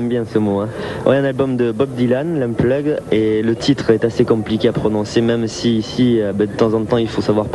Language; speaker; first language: French; native; French